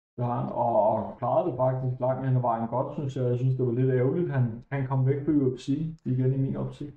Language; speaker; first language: Danish; native; Danish